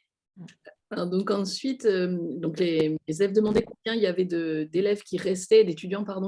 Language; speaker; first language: French; native; French